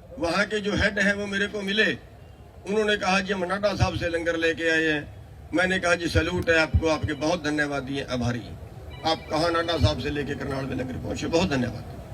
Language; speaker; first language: Hindi; native; Hindi